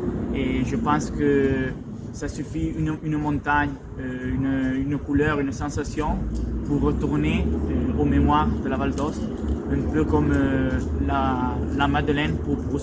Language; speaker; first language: French; non-native, local second language; Italian